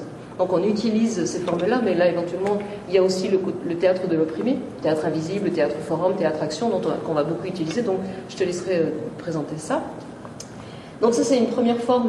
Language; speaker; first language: French; native; French